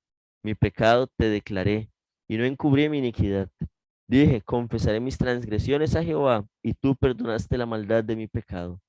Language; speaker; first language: Spanish; native; Spanish